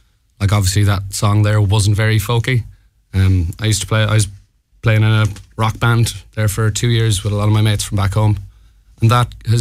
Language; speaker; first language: English; native; English